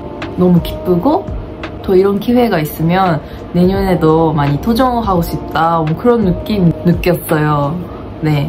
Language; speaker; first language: Korean; non-native, fluent; Japanese